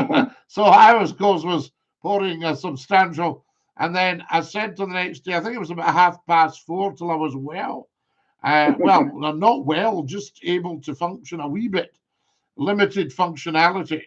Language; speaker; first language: English; native; English